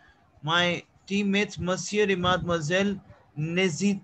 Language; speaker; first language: French; non-native, fluent; Hindi